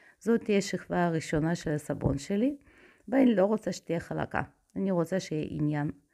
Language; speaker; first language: Hebrew; non-native, fluent; Russian